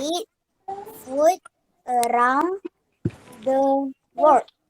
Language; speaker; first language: English; non-native, learner; Malay